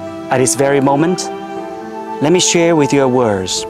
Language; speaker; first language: English; non-native, fluent; Chinese